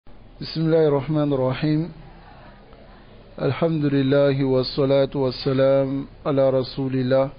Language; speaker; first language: Arabic; non-native, fluent; Dyula